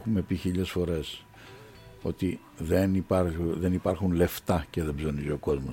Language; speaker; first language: Greek; native; Greek